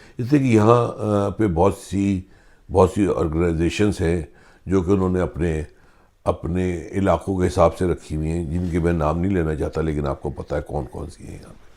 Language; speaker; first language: Urdu; native; Urdu